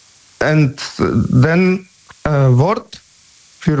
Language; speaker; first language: German; non-native, learner; Polish